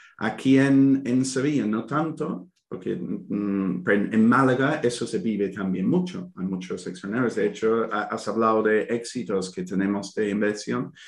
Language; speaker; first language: Spanish; non-native, fluent; English